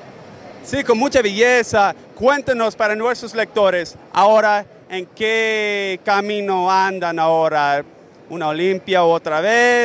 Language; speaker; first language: Spanish; native; Spanish